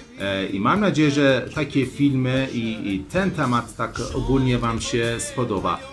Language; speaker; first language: Polish; non-native, learner; Persian